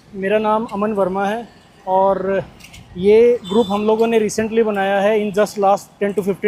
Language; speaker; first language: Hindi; native; Hindi